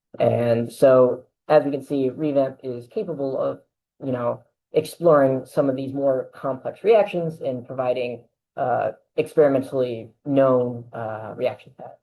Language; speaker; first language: English; native; English